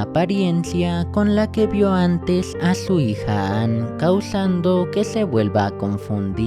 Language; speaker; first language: Spanish; native; Spanish